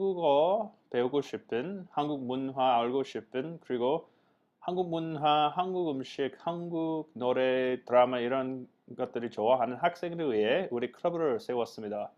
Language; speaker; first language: Korean; non-native, fluent; English